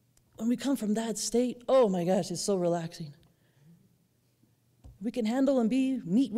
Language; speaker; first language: English; native; English